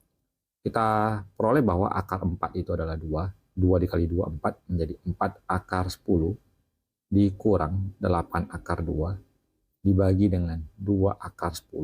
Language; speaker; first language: Indonesian; native; Indonesian